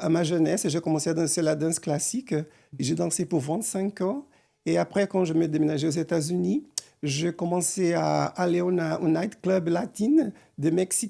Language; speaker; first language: French; non-native, fluent; Portuguese